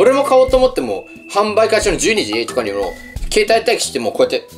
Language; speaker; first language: Japanese; native; Japanese